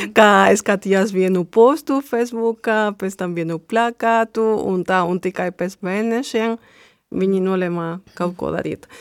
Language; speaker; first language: Latvian; non-native, fluent; Spanish